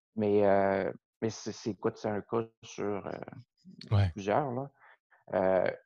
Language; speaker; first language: French; native; French